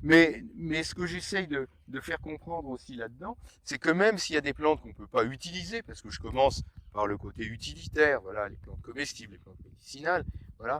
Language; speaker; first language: French; native; French